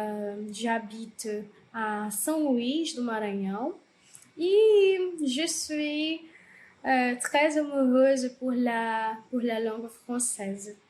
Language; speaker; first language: French; non-native, learner; Portuguese